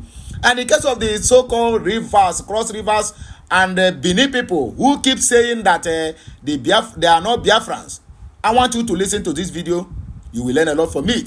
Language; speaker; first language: English; non-native, local second language; Igbo